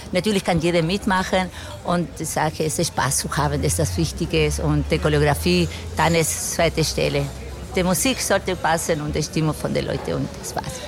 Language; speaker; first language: German; non-native, fluent; Spanish